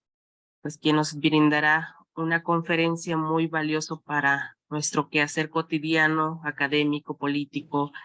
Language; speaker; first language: Spanish; native; Spanish